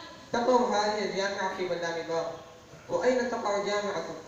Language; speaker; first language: Arabic; non-native, learner; Urdu